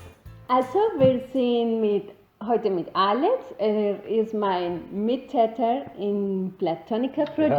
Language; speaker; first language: German; non-native, learner; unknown